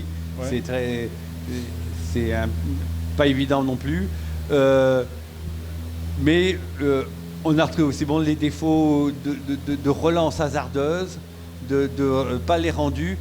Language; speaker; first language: French; native; French